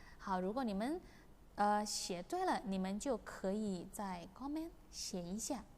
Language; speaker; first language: Chinese; non-native, fluent; Indonesian